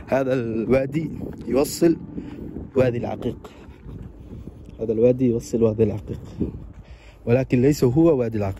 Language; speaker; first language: Arabic; non-native, local second language; Somali